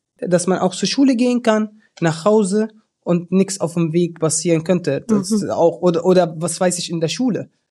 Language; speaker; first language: German; early bilingual, other home language; Arabic